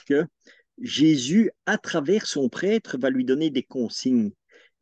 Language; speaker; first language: French; native; French